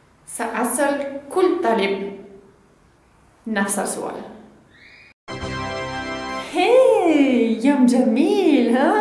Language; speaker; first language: Arabic; non-native, learner; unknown